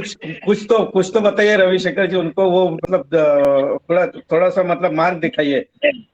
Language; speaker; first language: Hindi; native; Hindi